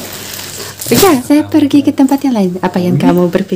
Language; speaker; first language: Indonesian; non-native, learner; Russian